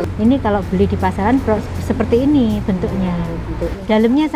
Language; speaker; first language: Indonesian; native; Indonesian